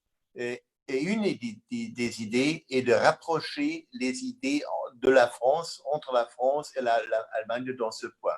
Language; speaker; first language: French; non-native, fluent; German